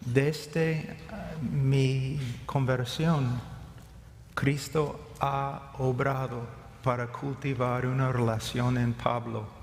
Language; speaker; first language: Spanish; non-native, fluent; English